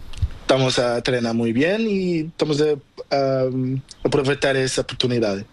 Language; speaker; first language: Spanish; non-native, learner; Portuguese